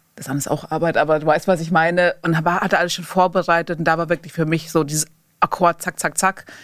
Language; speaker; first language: German; native; German